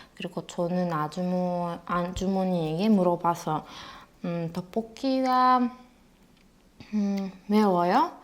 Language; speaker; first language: Korean; non-native, learner; Russian